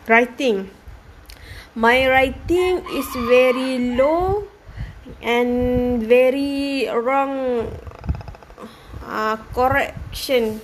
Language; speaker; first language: English; non-native, learner; Malay